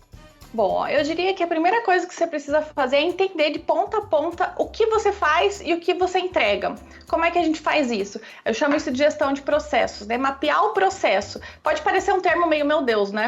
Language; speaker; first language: Portuguese; native; Portuguese